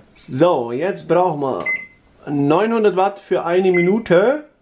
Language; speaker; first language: German; native; German